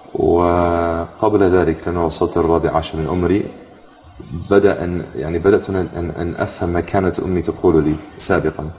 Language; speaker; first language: Arabic; non-native, fluent; English